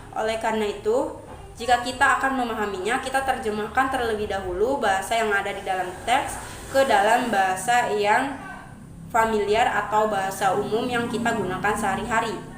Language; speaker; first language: Indonesian; non-native, local second language; Javanese